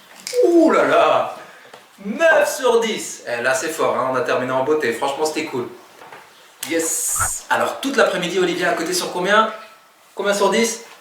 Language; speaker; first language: French; native; French